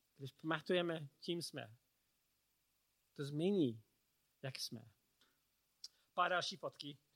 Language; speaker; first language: Czech; non-native, learner; English